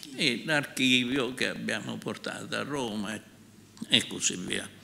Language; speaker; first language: Italian; native; Italian